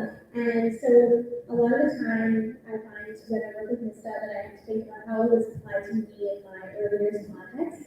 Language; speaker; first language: English; native; English